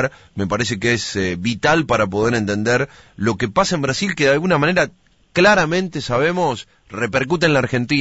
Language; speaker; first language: Spanish; native; Spanish